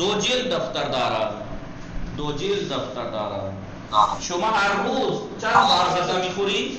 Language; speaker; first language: Persian; non-native, fluent; Urdu